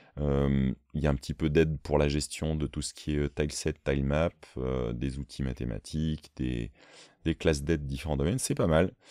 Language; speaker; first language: French; native; French